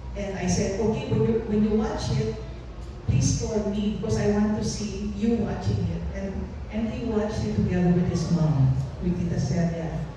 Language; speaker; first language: English; non-native, local second language; Filipino